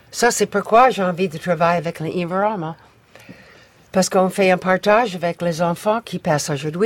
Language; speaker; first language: French; non-native, fluent; English